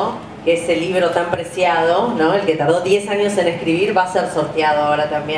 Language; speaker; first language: Spanish; native; Spanish